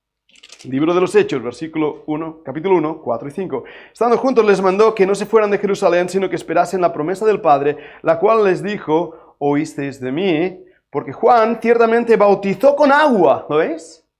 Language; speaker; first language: Spanish; native; Spanish